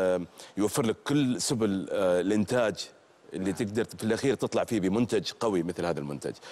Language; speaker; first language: Arabic; native; Arabic